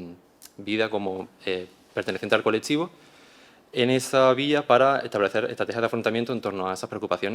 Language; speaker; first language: Spanish; native; Spanish